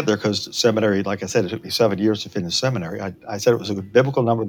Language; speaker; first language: English; native; English